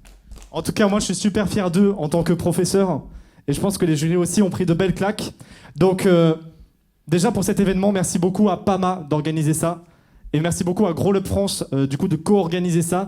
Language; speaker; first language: French; native; French